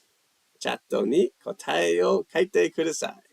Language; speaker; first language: Japanese; non-native, fluent; English